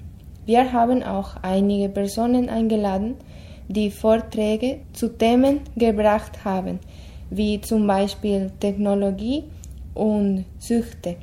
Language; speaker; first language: German; non-native, fluent; Spanish